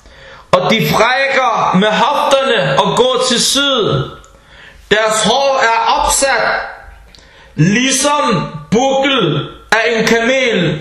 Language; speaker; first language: Danish; early bilingual, other home language; Arabic